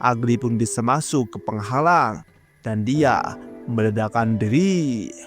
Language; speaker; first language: Indonesian; native; Indonesian